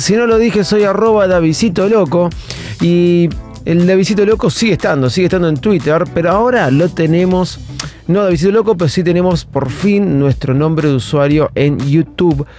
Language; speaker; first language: Spanish; native; Spanish